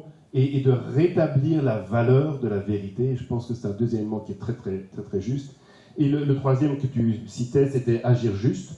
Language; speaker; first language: French; native; French